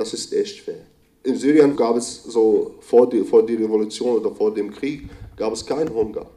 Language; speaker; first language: German; non-native, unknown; Arabic